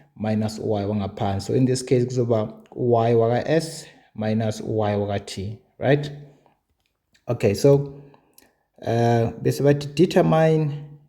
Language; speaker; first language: Zulu; non-native, local second language; Venda